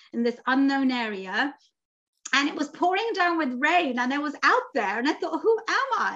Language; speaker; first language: English; native; English